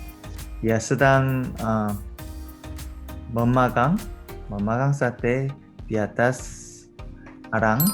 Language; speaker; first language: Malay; non-native, learner; Korean